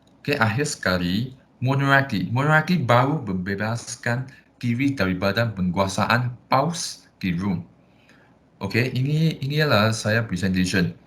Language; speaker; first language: Malay; non-native, local second language; Chinese